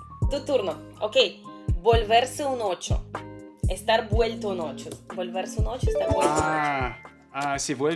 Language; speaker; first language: Spanish; non-native, fluent; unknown